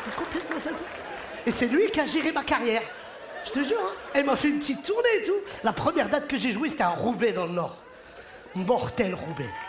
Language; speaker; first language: French; early bilingual, other home language; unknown